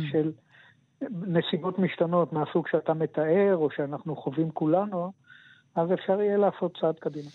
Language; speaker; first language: Hebrew; native; Hebrew